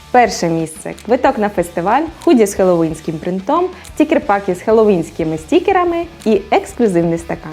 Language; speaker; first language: Ukrainian; native; Ukrainian